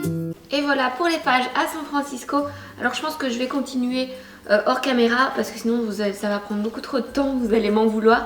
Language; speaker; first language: French; native; French